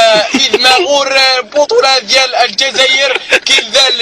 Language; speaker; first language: Arabic; native; Arabic